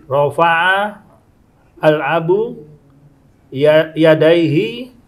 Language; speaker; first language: Arabic; non-native, learner; Indonesian